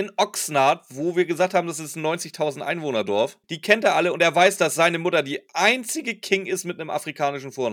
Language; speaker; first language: German; native; German